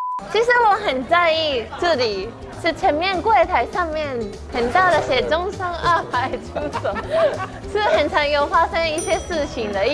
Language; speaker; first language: Chinese; non-native, fluent; Japanese